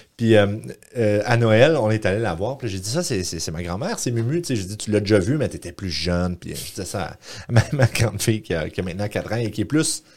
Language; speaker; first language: French; native; French